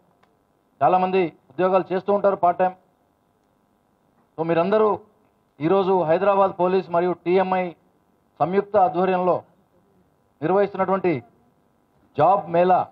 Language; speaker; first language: Telugu; native; Telugu